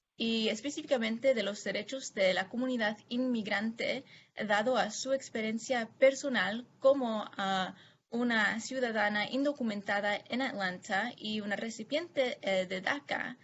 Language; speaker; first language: Spanish; non-native, fluent; English